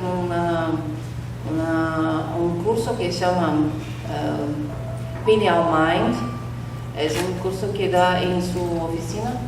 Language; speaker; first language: Spanish; non-native, learner; Portuguese